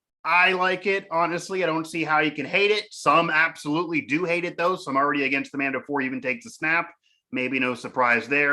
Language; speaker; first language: English; native; English